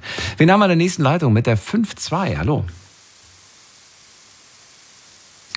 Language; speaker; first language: German; native; German